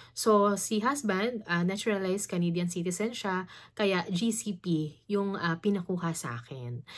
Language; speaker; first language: Filipino; native; Filipino